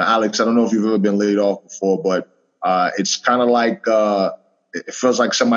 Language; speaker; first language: English; native; English